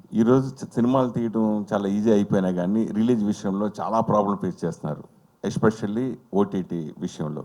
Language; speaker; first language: Telugu; native; Telugu